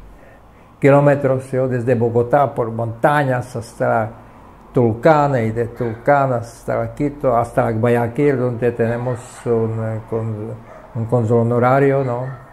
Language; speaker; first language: Spanish; non-native, fluent; Czech